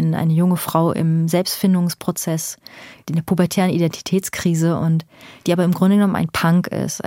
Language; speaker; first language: German; early bilingual, other home language; Persian